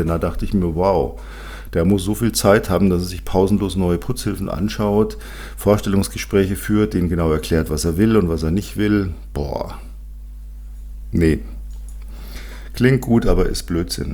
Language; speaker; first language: German; native; German